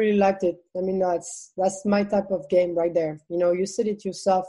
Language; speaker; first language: English; non-native, fluent; French